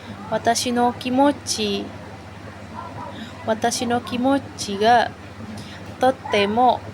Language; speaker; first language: Japanese; non-native, learner; Indonesian